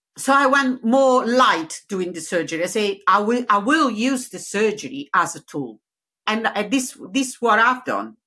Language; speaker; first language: English; non-native, learner; Italian